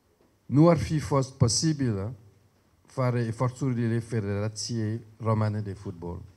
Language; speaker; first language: Romanian; non-native, learner; French